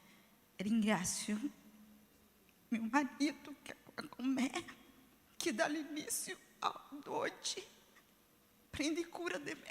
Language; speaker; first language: Italian; non-native, learner; Portuguese